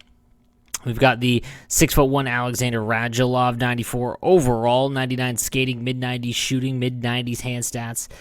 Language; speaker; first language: English; native; English